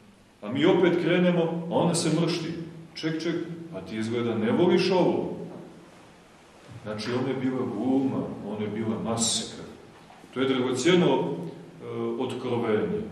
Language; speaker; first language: Serbian; native; Serbian